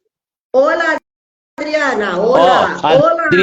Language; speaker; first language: Spanish; non-native, fluent; Portuguese